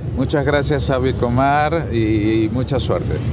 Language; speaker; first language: Spanish; native; Spanish